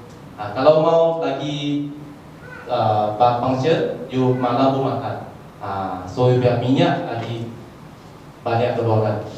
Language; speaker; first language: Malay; non-native, local second language; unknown